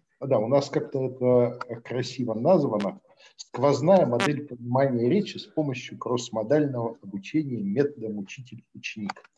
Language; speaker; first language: Russian; native; Russian